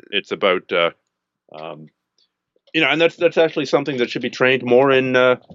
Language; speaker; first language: English; native; English